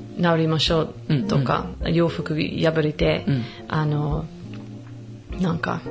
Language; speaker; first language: Japanese; non-native, fluent; English